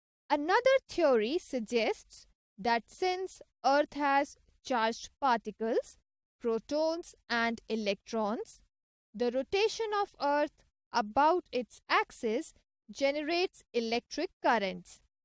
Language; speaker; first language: English; non-native, local second language; Punjabi